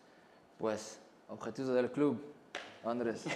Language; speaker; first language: Spanish; non-native, learner; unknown